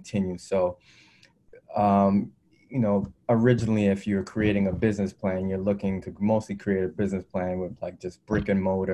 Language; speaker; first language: English; native; English